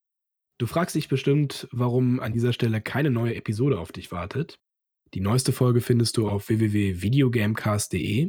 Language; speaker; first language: German; native; German